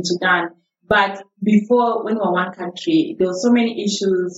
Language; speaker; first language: English; non-native, local second language; Arabic